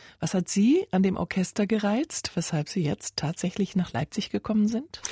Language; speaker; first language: German; native; German